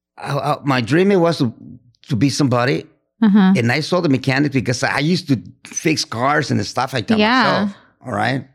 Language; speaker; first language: English; non-native, fluent; Spanish